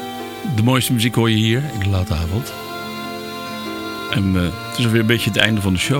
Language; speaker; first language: Dutch; native; Dutch